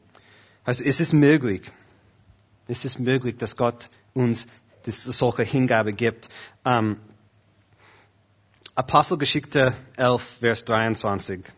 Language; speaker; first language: German; non-native, fluent; English